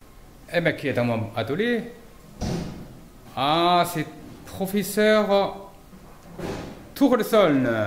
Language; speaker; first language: French; non-native, fluent; Chinese